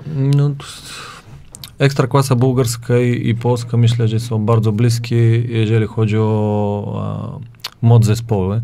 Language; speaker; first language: Polish; non-native, learner; Bulgarian